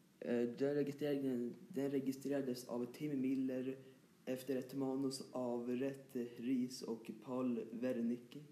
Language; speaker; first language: Swedish; native; Swedish